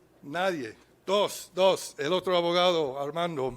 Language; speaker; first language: Spanish; non-native, fluent; English